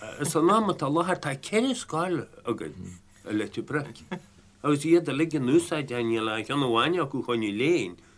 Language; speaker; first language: Irish; native; Irish